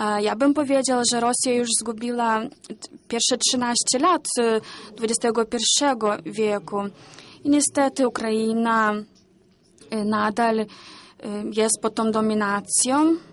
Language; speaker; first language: Polish; non-native, learner; Ukrainian